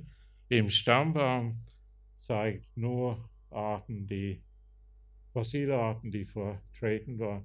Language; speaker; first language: German; non-native, fluent; English